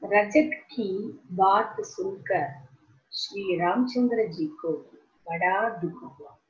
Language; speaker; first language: Hindi; non-native, local second language; Tamil